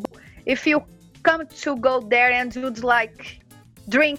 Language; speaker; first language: English; non-native, learner; Portuguese